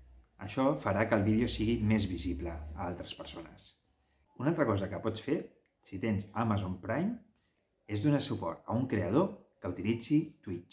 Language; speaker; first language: Catalan; native; Catalan